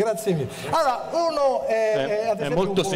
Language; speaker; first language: Italian; native; Italian